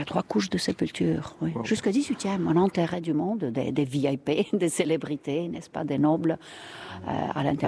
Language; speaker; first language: French; non-native, fluent; Estonian